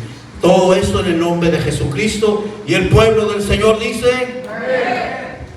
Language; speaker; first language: Spanish; native; Spanish